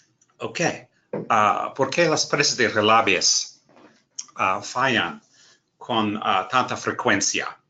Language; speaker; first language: Spanish; non-native, learner; English